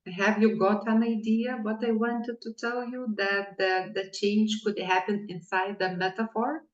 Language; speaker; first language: English; non-native, fluent; Lithuanian